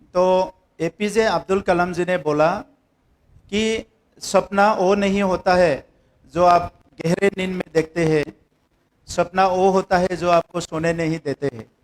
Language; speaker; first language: Hindi; non-native, local second language; Assamese